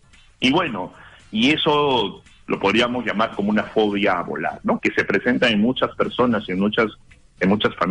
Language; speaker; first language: Spanish; native; Spanish